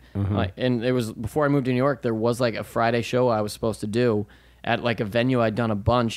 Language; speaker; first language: English; native; English